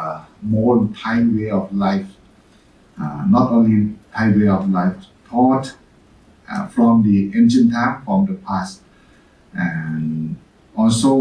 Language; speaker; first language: English; non-native, fluent; Thai